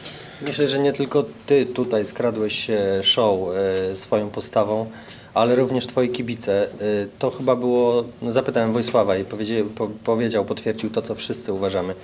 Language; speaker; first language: Polish; native; Polish